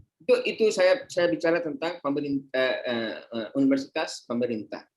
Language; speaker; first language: Indonesian; non-native, fluent; Hindi